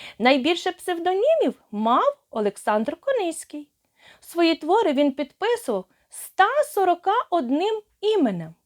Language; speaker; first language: Ukrainian; native; Ukrainian